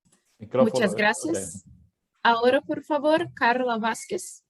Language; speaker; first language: Spanish; non-native, fluent; Portuguese